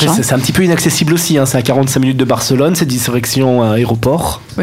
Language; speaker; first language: French; native; French